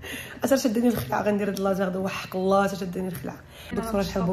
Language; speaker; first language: Arabic; native; Arabic